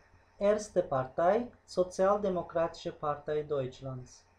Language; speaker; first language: German; non-native, fluent; Uzbek